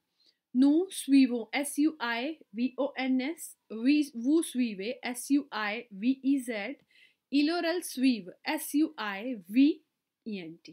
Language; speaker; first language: French; non-native, fluent; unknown